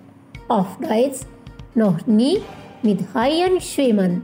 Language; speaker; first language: German; non-native, fluent; Indonesian